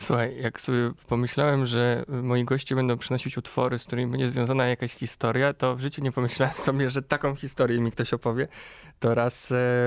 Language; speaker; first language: Polish; native; Polish